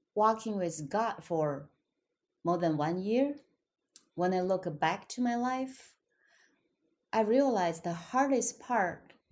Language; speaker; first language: English; non-native, fluent; Chinese